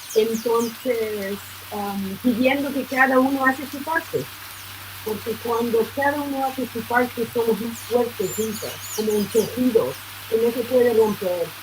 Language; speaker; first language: Spanish; non-native, fluent; English